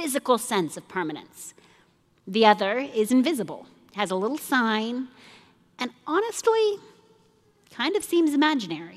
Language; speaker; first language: English; native; English